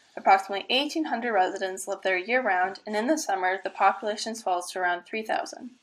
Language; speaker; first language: English; native; English